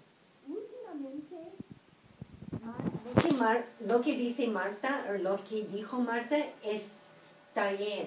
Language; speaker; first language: Spanish; non-native, fluent; English